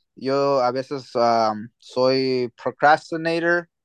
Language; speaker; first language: Spanish; early bilingual, heritage; Spanish